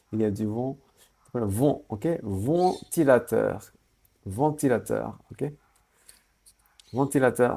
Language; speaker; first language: French; non-native, fluent; Sinhala